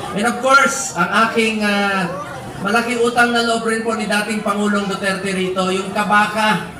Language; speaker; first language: Filipino; non-native, local second language; Cebuano